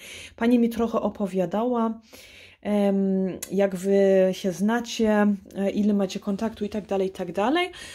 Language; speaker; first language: Polish; early bilingual, heritage; Polish